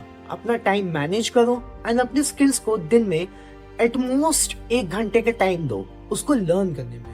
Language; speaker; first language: Hindi; native; Hindi